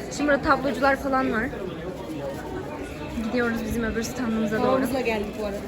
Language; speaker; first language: Turkish; native; Turkish